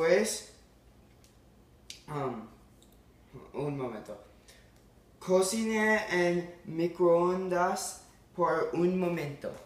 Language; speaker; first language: Spanish; non-native, learner; English